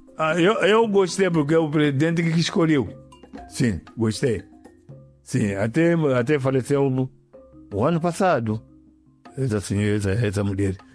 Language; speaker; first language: Portuguese; non-native, local second language; Yao